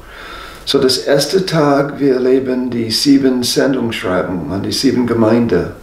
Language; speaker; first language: German; non-native, fluent; English